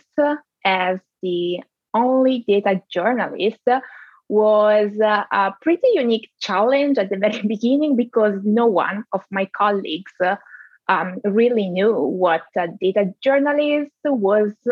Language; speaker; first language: English; non-native, fluent; Italian